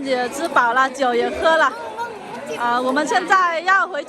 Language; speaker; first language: Chinese; non-native, fluent; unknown